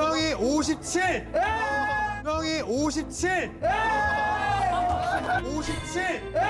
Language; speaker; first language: Korean; native; Korean